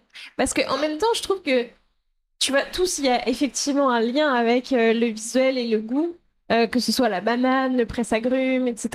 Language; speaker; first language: French; native; French